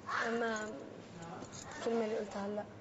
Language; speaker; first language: Arabic; native; Arabic